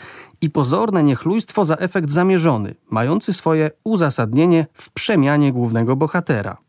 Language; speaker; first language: Polish; native; Polish